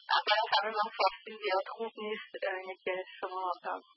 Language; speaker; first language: Persian; early bilingual, heritage; Persian